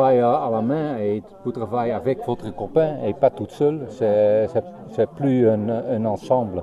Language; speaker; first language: French; non-native, learner; Dutch